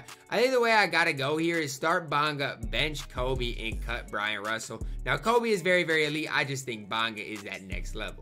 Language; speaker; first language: English; native; English